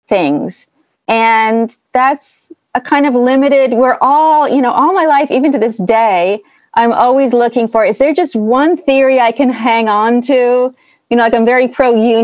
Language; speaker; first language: English; native; English